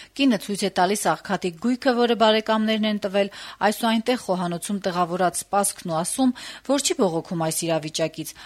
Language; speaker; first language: Armenian; native; Armenian